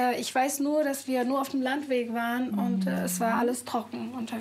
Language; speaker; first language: German; non-native, fluent; Persian